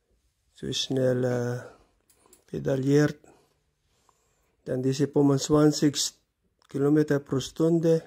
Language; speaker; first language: German; non-native, learner; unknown